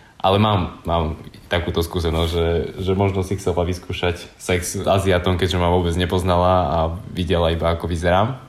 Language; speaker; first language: Slovak; early bilingual, other home language; Vietnamese